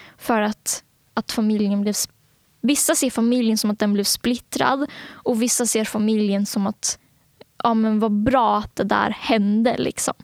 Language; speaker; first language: Swedish; early bilingual, other home language; Bangla